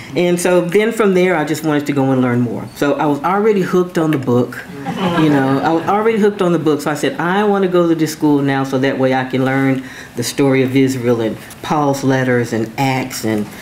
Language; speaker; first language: English; native; English